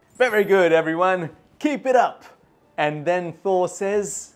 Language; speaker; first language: English; native; English